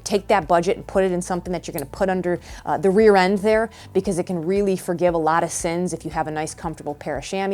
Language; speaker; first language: English; native; English